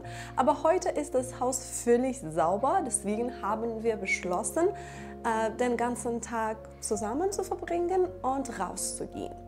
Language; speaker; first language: German; non-native, fluent; Persian